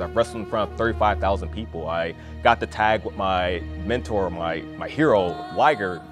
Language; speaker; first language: English; native; English